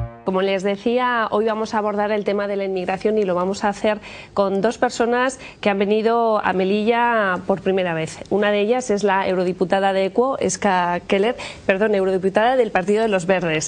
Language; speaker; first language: Spanish; native; Spanish